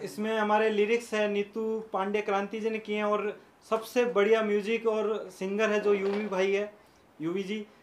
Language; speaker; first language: Hindi; native; Hindi